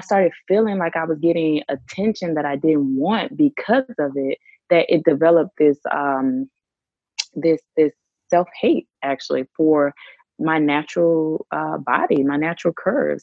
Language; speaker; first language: English; native; English